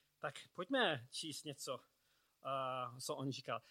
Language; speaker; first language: Czech; non-native, learner; English